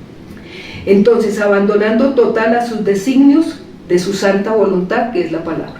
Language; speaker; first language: Spanish; native; Spanish